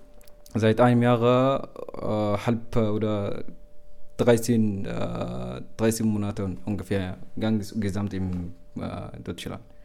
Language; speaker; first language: German; non-native, learner; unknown